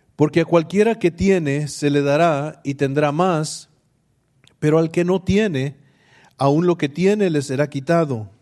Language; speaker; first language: Spanish; early bilingual, heritage; English